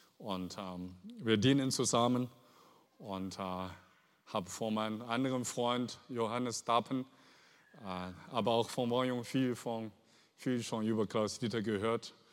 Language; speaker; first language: German; non-native, fluent; Chinese